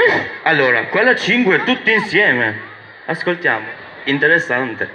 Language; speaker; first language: Italian; non-native, learner; Albanian